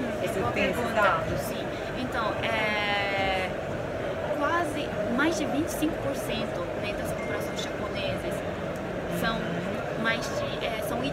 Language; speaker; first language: Portuguese; non-native, learner; Japanese